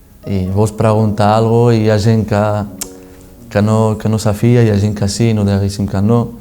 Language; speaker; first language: Catalan; non-native, local second language; Arabic